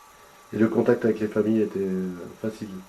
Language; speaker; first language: French; native; French